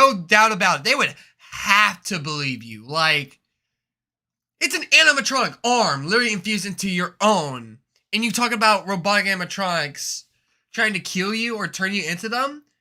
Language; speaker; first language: English; native; English